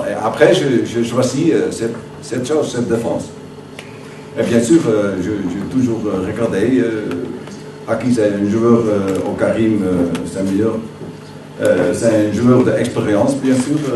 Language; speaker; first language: French; non-native, learner; Dutch